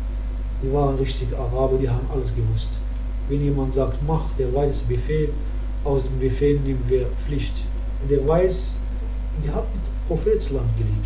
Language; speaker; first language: German; non-native, learner; Arabic